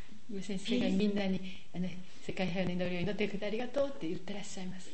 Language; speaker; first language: Japanese; native; Japanese